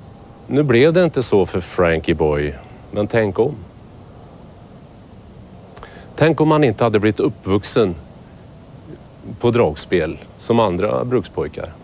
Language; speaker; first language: Swedish; native; Swedish